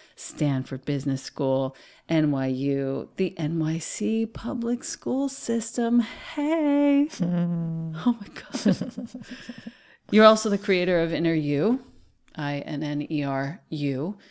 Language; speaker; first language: English; native; English